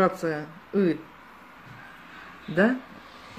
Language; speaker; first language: Russian; native; Russian